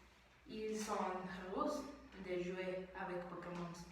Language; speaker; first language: French; non-native, learner; Spanish